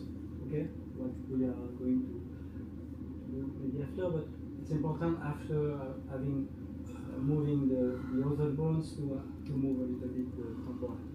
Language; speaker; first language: English; non-native, learner; French